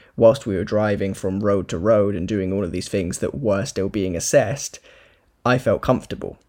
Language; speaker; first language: English; native; English